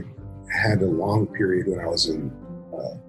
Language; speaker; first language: English; native; English